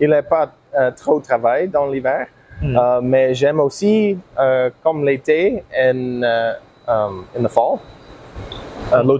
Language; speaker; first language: French; non-native, learner; English